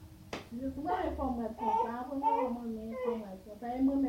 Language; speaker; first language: French; non-native, learner; Haitian Creole